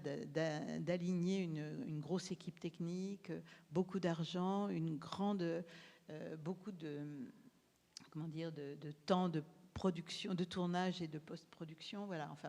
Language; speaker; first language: French; native; French